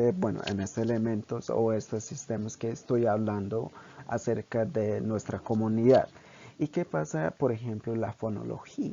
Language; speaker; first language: Spanish; non-native, local second language; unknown